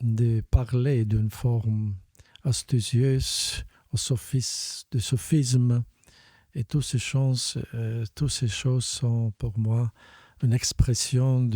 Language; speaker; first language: French; non-native, fluent; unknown